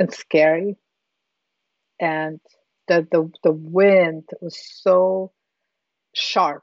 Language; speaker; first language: English; non-native, fluent; Russian